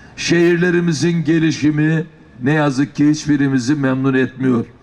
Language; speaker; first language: Turkish; native; Turkish